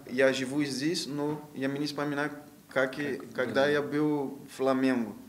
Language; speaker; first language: Russian; non-native, learner; Portuguese